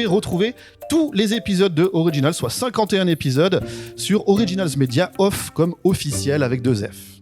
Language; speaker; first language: French; native; French